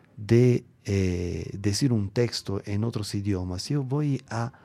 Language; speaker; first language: Spanish; non-native, fluent; Italian